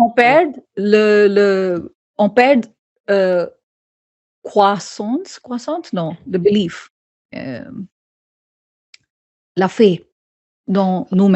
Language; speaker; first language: French; non-native, fluent; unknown